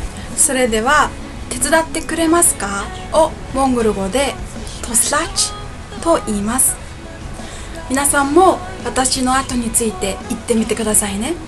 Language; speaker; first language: Japanese; non-native, fluent; Mongolian